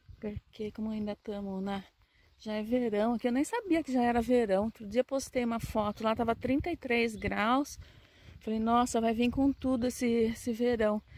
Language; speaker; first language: Portuguese; native; Portuguese